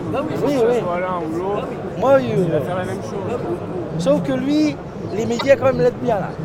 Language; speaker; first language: French; native; French